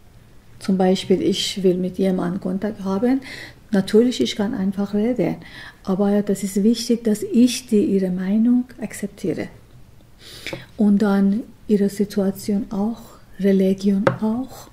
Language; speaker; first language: German; non-native, learner; Persian